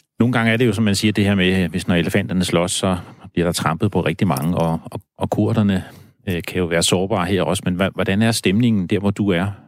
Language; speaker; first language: Danish; native; Danish